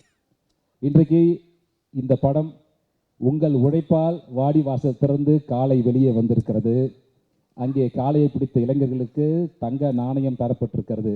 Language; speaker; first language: Tamil; native; Tamil